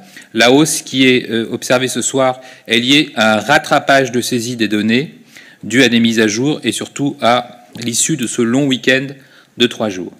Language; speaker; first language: French; native; French